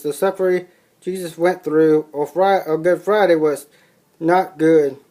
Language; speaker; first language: English; native; English